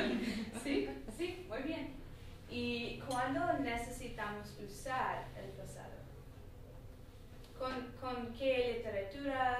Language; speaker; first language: Spanish; non-native, learner; English